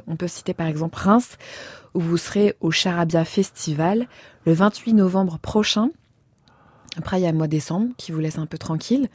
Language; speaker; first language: French; native; French